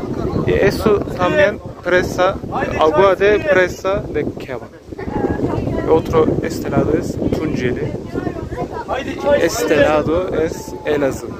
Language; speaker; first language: Spanish; non-native, learner; Turkish